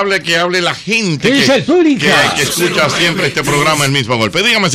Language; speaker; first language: Spanish; native; Spanish